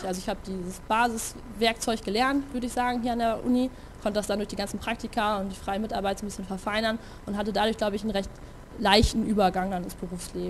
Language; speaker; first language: German; native; German